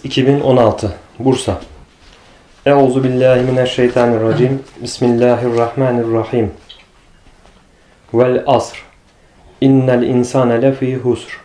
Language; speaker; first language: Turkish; native; Turkish